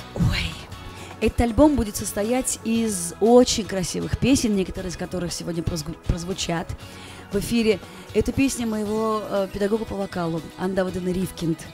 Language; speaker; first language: Russian; non-native, local second language; Georgian